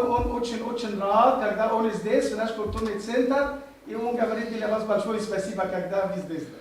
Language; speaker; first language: Russian; non-native, learner; Arabic